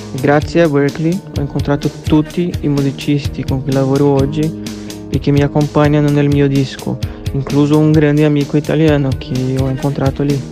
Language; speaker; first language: Italian; non-native, fluent; Portuguese